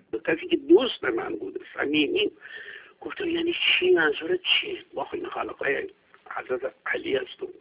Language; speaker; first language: Persian; non-native, local second language; Kurdish